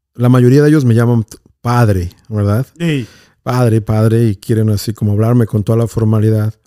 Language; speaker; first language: Spanish; native; Spanish